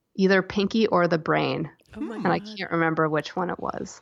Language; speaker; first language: English; native; English